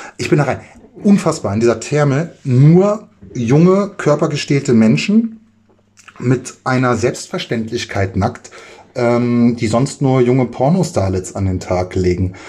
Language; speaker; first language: German; native; German